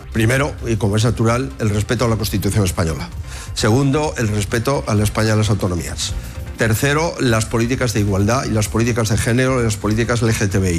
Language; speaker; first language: Spanish; native; Spanish